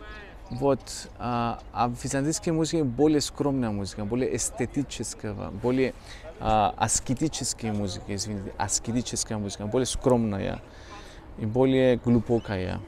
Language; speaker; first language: Russian; non-native, fluent; Greek